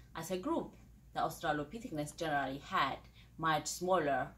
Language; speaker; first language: English; non-native, fluent; Amharic